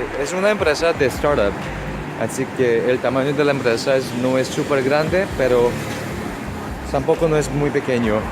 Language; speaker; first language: Spanish; non-native, fluent; Korean